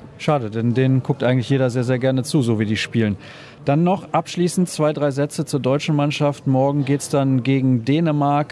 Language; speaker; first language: German; native; German